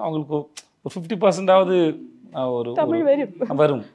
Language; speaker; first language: Tamil; native; Tamil